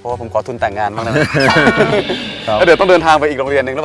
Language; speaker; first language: Thai; native; Thai